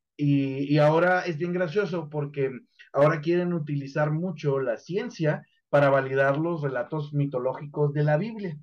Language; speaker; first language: Spanish; native; Spanish